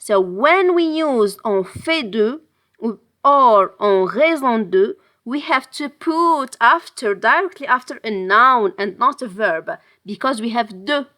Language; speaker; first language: English; non-native, fluent; French